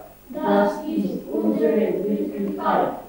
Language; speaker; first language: German; non-native, learner; Serbian